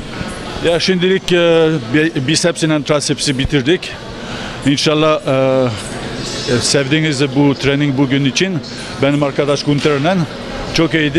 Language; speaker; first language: Turkish; early bilingual, heritage; Turkish